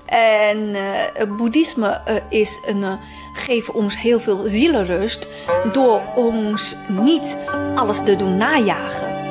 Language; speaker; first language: Dutch; non-native, fluent; Chinese